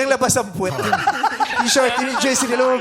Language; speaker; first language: Filipino; native; Filipino